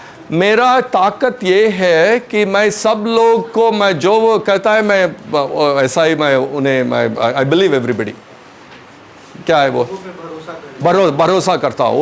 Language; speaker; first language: Hindi; non-native, local second language; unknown